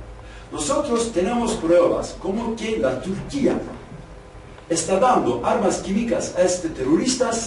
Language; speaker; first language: Spanish; non-native, fluent; Kurdish